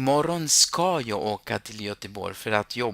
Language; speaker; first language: Swedish; non-native, fluent; Spanish